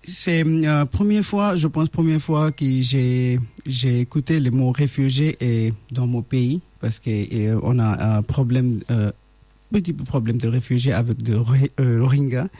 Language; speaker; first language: French; non-native, learner; Bangla